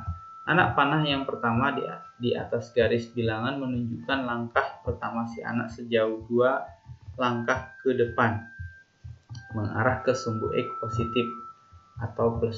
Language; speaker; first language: Indonesian; native; Indonesian